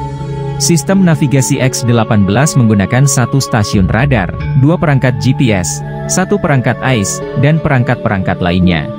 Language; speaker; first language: Indonesian; native; Indonesian